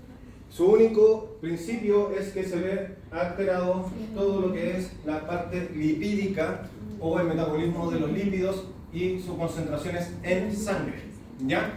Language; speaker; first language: Spanish; native; Spanish